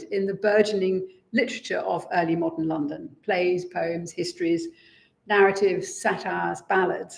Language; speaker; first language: English; native; English